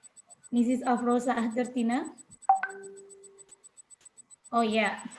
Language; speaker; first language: English; non-native, learner; Indonesian